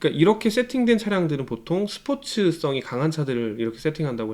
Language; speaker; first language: Korean; native; Korean